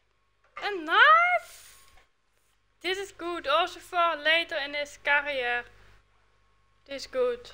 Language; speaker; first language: English; non-native, learner; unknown